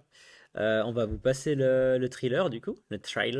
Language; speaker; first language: French; native; French